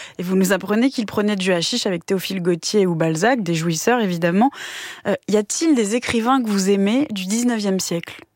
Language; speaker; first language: French; native; French